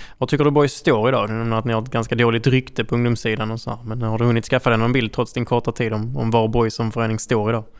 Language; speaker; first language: Swedish; native; Swedish